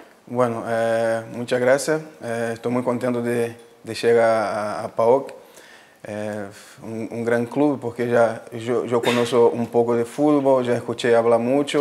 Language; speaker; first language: Spanish; non-native, fluent; Portuguese